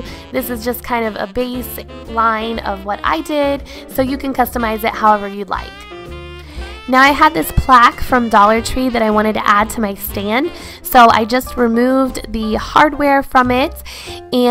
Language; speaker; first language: English; native; English